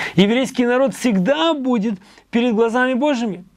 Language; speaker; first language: Russian; native; Russian